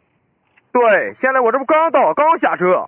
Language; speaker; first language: Chinese; native; Chinese